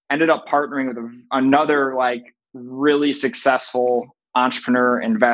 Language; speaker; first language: English; native; English